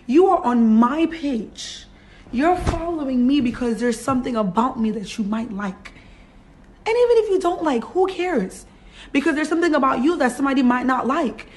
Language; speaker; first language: English; native; English